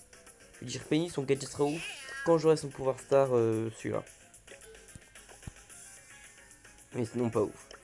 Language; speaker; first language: French; native; French